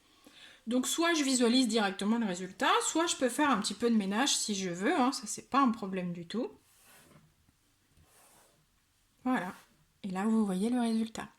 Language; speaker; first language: French; native; French